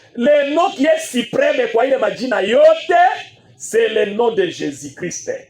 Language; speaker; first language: French; non-native, local second language; Swahili